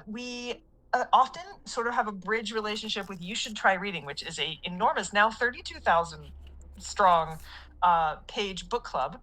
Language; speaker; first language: English; native; English